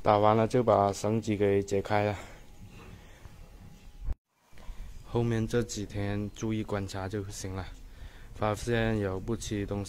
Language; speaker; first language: Chinese; non-native, local second language; Cantonese